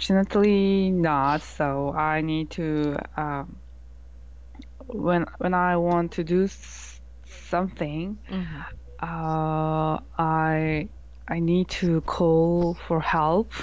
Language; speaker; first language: English; non-native, learner; Korean